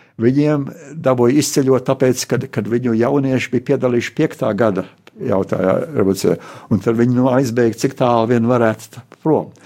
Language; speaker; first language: Latvian; early bilingual, heritage; Latvian